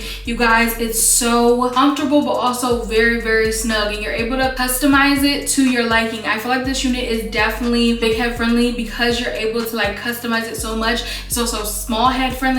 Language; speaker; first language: English; native; English